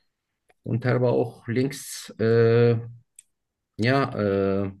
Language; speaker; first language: German; non-native, learner; Turkish